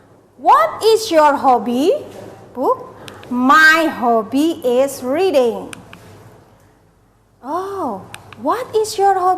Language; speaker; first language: English; non-native, learner; Indonesian